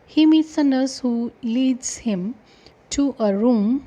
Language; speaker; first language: English; non-native, local second language; Punjabi